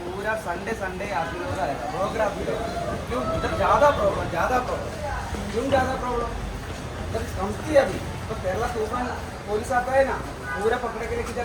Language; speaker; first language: Hindi; non-native, local second language; Malayalam